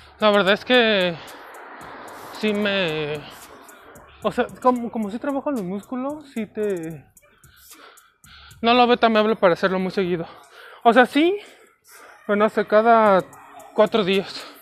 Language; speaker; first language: Spanish; native; Spanish